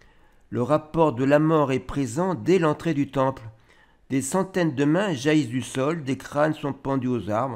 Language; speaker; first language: French; native; French